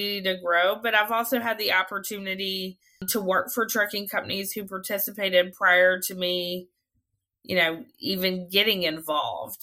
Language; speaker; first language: English; native; English